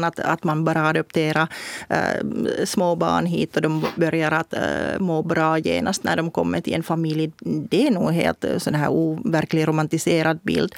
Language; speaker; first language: Swedish; non-native, local second language; Finnish